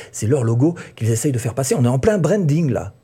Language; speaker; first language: French; native; French